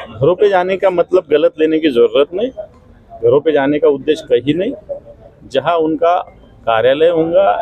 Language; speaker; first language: Hindi; non-native, local second language; Marathi